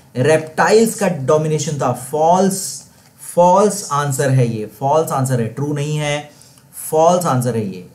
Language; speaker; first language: Hindi; non-native, local second language; Marathi